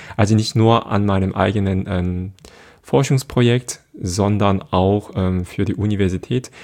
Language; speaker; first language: German; non-native, fluent; Korean